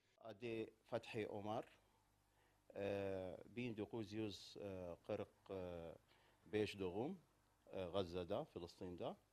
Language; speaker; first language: Turkish; non-native, learner; Arabic